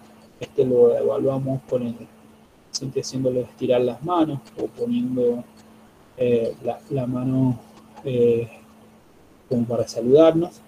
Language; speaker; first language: Spanish; native; Spanish